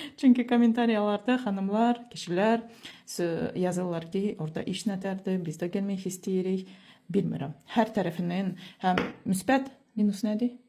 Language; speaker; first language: Azerbaijani; non-native, fluent; Russian